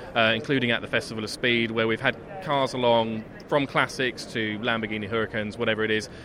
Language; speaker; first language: English; native; English